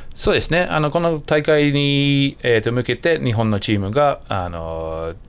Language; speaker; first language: Japanese; non-native, fluent; English